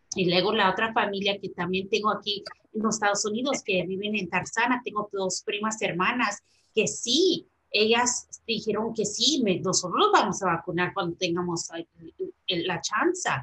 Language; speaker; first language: Spanish; early bilingual, heritage; Spanish